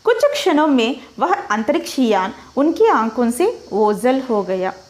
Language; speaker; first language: Hindi; non-native, local second language; Telugu